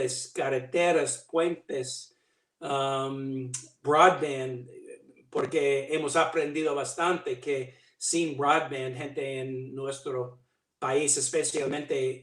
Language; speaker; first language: Spanish; non-native, fluent; English